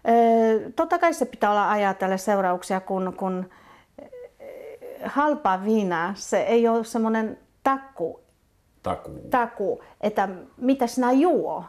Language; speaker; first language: Finnish; non-native, fluent; Polish